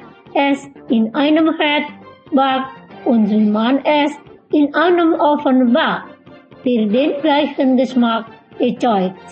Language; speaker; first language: German; non-native, fluent; Indonesian